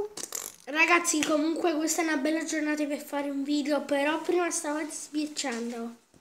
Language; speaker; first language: Italian; native; Italian